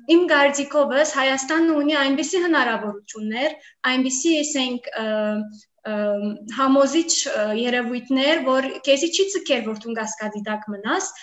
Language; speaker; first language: Armenian; early bilingual, heritage; Armenian